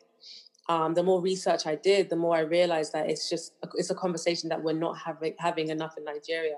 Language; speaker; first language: English; native; English